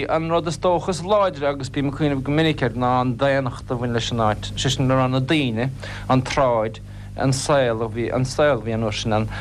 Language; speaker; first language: Irish; non-native, local second language; English